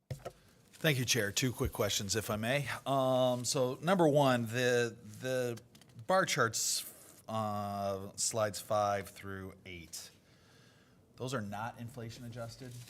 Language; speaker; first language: English; native; English